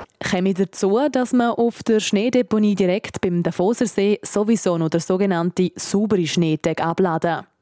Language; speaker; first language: German; native; German